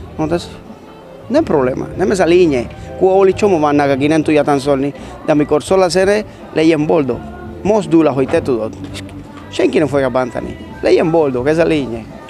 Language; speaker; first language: Hungarian; non-native, learner; Spanish